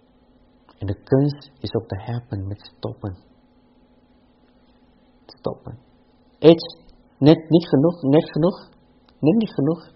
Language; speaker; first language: Dutch; non-native, fluent; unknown